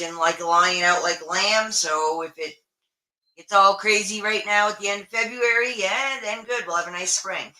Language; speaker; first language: English; native; English